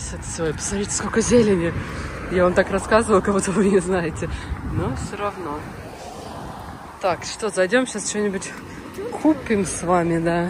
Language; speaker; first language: Russian; native; Russian